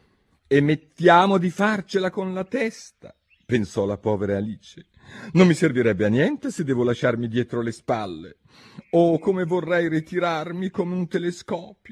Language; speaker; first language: Italian; native; Italian